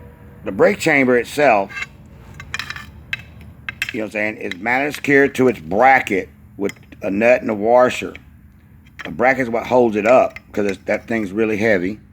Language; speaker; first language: English; native; English